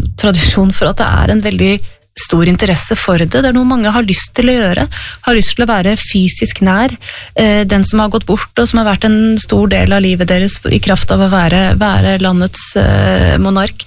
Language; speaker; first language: Norwegian; native; Norwegian